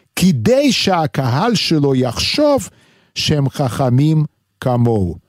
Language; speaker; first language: Hebrew; non-native, fluent; Lithuanian